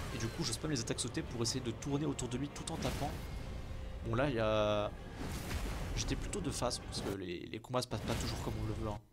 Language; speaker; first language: French; native; French